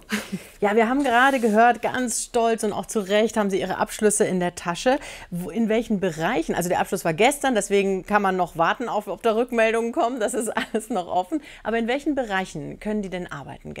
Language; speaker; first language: German; native; German